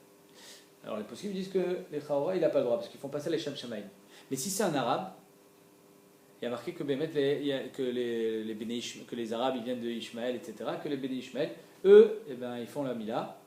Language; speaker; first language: French; native; French